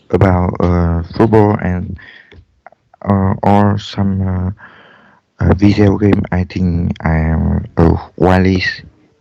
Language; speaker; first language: English; non-native, learner; Vietnamese